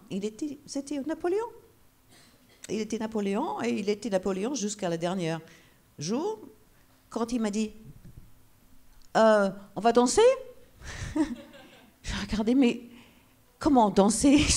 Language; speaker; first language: French; non-native, fluent; English